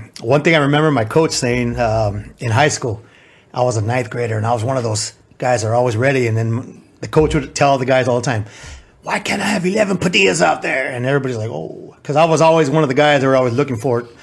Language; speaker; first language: English; native; English